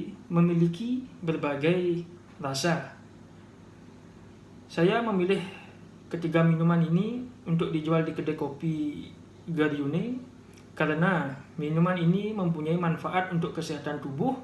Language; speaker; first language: Indonesian; native; Indonesian